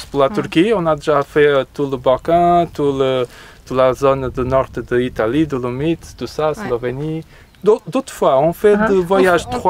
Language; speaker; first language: French; non-native, learner; Portuguese